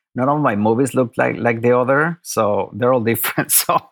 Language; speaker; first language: English; non-native, fluent; Spanish